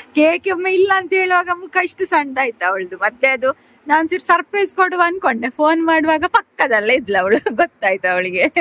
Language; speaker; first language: Kannada; non-native, local second language; Tulu